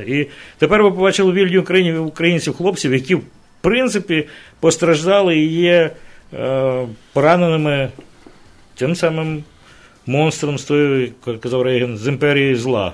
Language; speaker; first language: Ukrainian; native; Ukrainian